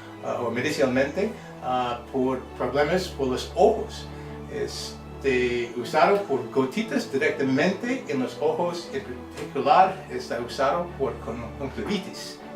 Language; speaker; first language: Spanish; non-native, fluent; English